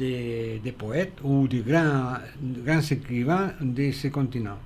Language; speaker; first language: French; non-native, fluent; Spanish